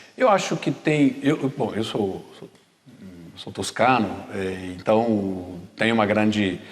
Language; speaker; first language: Portuguese; non-native, fluent; Italian